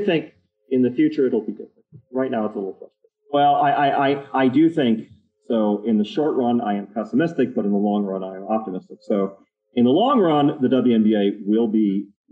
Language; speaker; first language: English; native; English